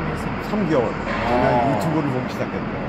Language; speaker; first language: Portuguese; non-native, learner; Korean